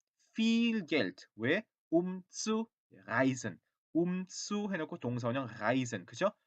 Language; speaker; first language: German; non-native, fluent; Korean